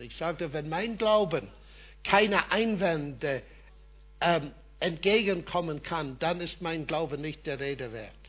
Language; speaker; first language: German; non-native, fluent; English